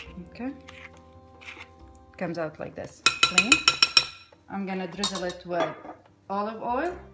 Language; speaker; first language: English; non-native, fluent; Arabic